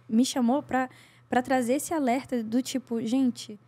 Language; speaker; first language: Portuguese; native; Portuguese